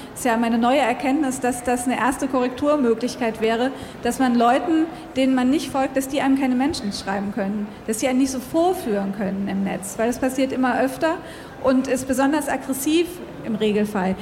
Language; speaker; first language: German; native; German